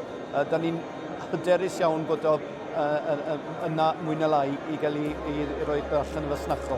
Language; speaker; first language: Welsh; native; Welsh